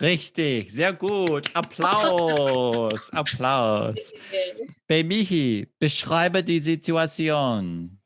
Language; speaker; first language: German; non-native, fluent; English